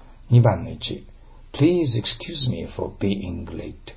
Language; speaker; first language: English; non-native, fluent; Japanese